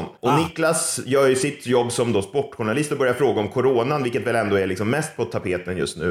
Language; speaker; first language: Swedish; native; Swedish